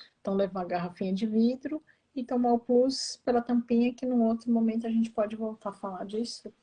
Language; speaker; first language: Portuguese; native; Portuguese